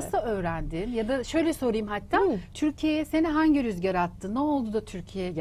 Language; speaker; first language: Turkish; native; Turkish